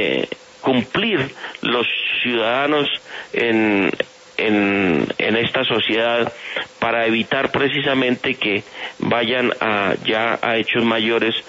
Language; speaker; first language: Spanish; native; Spanish